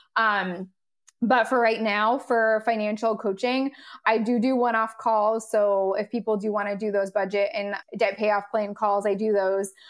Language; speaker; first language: English; native; English